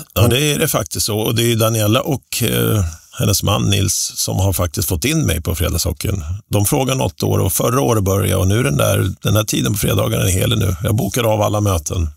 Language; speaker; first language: Swedish; native; Swedish